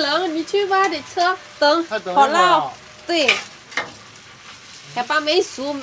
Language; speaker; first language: Chinese; non-native, learner; Indonesian